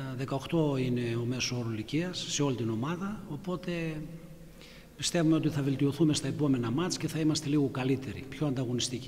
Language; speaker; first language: Greek; native; Greek